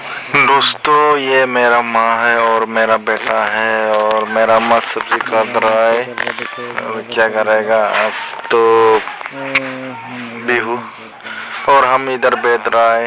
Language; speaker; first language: Hindi; non-native, local second language; Bodo